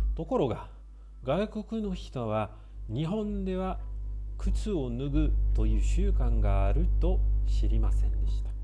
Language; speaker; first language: Japanese; non-native, fluent; French